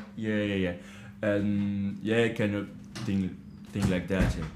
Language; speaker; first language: English; non-native, learner; French